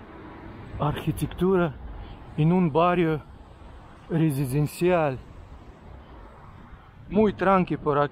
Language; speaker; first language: Spanish; non-native, fluent; Russian